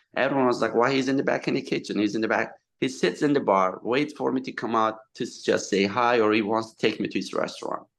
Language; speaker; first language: English; non-native, fluent; Turkish